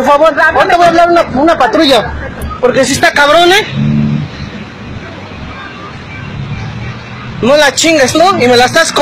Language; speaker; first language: Spanish; native; Spanish